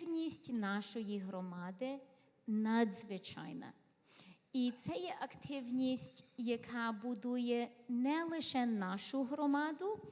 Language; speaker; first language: Ukrainian; early bilingual, heritage; Ukrainian